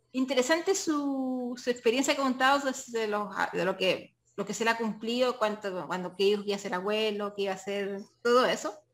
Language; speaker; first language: Spanish; native; Spanish